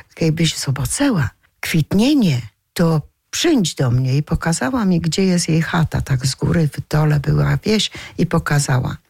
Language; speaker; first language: Polish; native; Polish